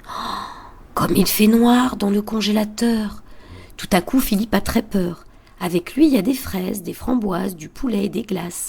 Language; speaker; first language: French; native; French